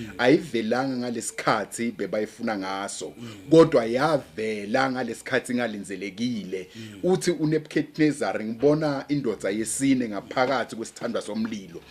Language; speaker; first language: Zulu; non-native, local second language; Swati